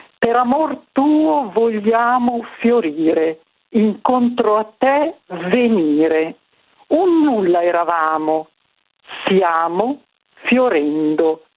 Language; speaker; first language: Italian; native; Italian